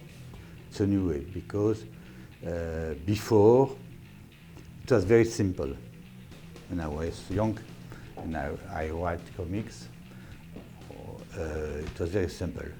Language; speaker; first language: English; non-native, learner; French